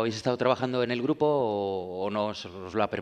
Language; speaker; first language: Spanish; native; Spanish